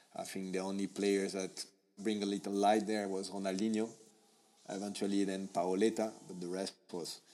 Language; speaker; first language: English; non-native, fluent; French